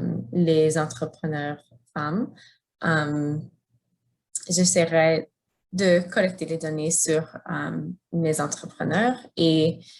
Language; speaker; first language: French; non-native, fluent; English